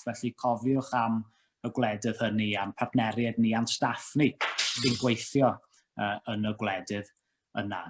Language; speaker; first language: Welsh; native; Welsh